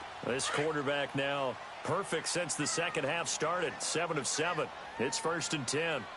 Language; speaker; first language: English; native; English